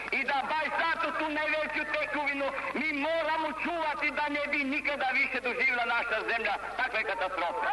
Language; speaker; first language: Croatian; native; Croatian